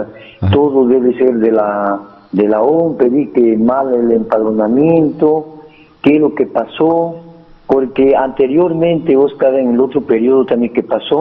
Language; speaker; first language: Spanish; native; Spanish